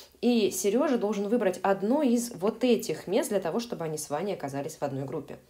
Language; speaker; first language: Russian; native; Russian